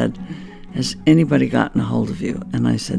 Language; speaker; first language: English; native; English